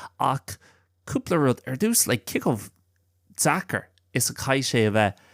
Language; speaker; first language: Irish; non-native, local second language; English